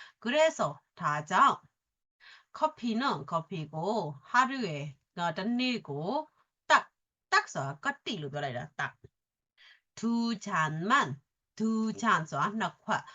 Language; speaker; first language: Korean; non-native, learner; Burmese